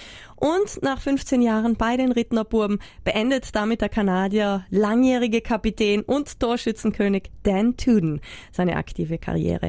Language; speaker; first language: German; native; German